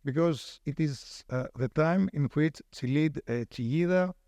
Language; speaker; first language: English; non-native, fluent; Greek